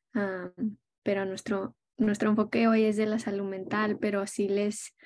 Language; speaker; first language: Spanish; early bilingual, heritage; Spanish